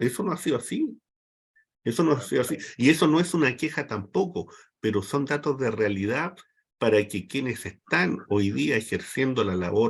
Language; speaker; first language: Spanish; native; Spanish